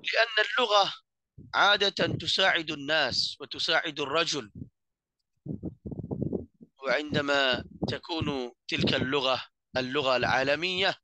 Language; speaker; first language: Arabic; non-native, fluent; Bangla